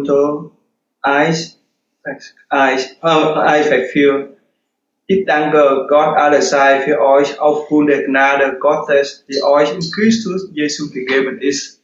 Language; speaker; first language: German; non-native, learner; Vietnamese